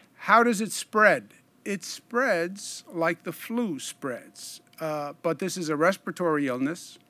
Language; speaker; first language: English; native; English